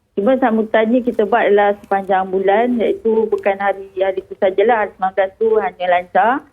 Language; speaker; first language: Malay; native; Malay